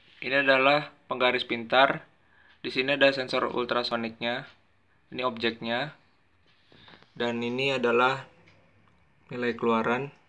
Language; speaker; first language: Indonesian; native; Indonesian